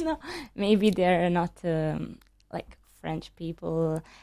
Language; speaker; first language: English; non-native, learner; Italian